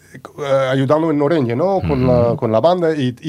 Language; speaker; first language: Spanish; non-native, fluent; English